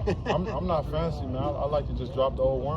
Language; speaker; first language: English; native; English